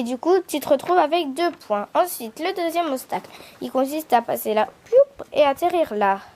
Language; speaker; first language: French; native; French